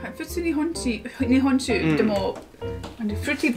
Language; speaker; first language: Japanese; non-native, learner; English